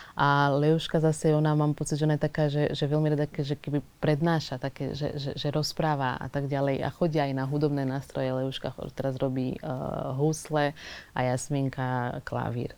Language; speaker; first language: Slovak; early bilingual, other home language; Portuguese